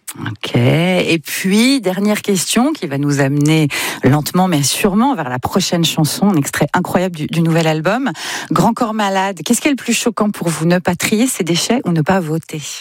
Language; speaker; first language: French; native; French